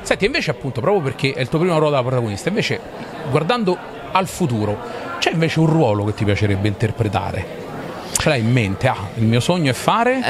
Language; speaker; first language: Italian; native; Italian